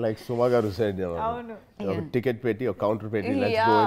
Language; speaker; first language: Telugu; native; Telugu